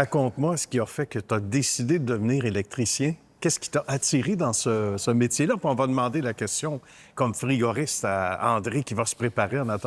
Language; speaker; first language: French; native; French